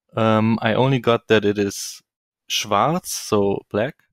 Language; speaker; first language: English; non-native, fluent; German